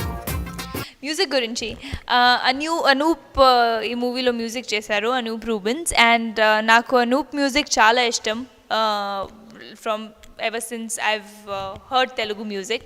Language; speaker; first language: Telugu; non-native, learner; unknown